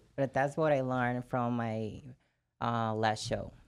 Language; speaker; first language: English; non-native, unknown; Portuguese